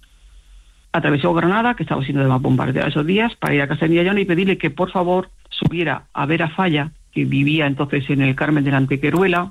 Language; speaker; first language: Spanish; native; Spanish